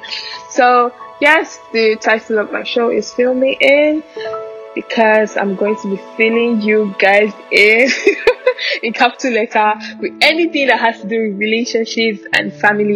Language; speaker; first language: English; non-native, local second language; Igbo